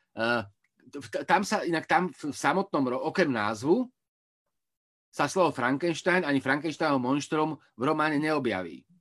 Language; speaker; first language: Slovak; native; Slovak